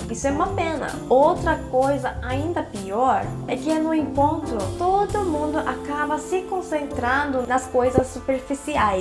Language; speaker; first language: Portuguese; non-native, fluent; Korean